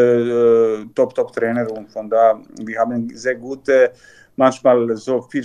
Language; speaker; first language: German; non-native, learner; Serbian